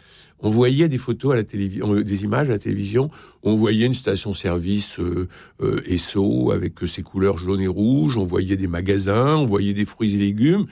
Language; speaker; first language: French; native; French